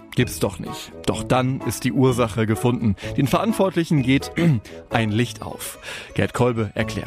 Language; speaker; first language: German; native; German